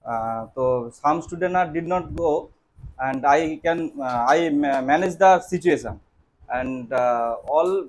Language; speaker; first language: English; non-native, learner; Bangla